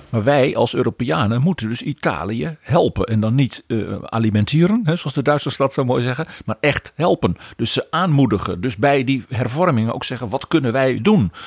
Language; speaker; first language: Dutch; native; Dutch